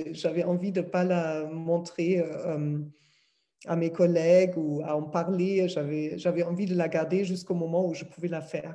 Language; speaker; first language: French; non-native, fluent; German